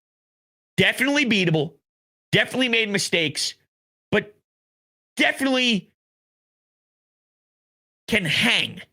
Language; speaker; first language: English; native; English